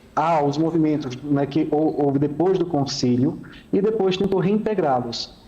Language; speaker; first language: Portuguese; native; Portuguese